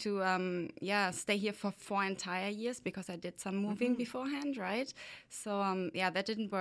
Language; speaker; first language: English; non-native, fluent; German